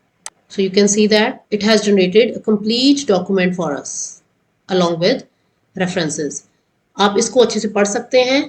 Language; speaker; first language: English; non-native, local second language; Hindi